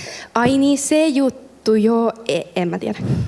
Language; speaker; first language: Finnish; native; Finnish